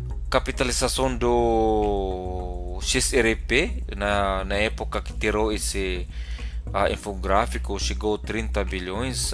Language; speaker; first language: Portuguese; non-native, fluent; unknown